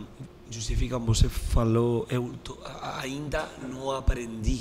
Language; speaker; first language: Portuguese; non-native, learner; Spanish